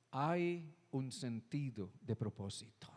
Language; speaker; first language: Spanish; native; Spanish